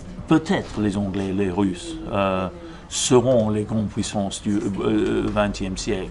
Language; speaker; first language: French; non-native, fluent; English